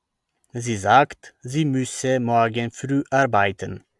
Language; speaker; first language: German; non-native, fluent; Macedonian